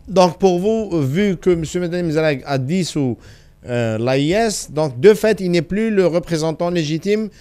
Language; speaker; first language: French; non-native, local second language; Arabic